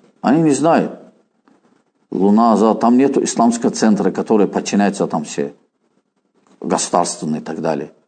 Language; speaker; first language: Russian; non-native, fluent; Azerbaijani